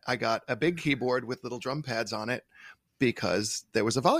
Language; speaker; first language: English; native; English